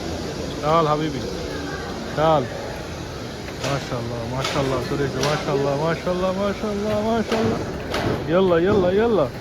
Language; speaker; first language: Arabic; non-native, learner; Bangla